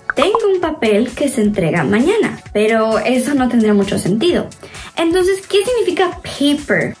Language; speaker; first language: Spanish; native; Spanish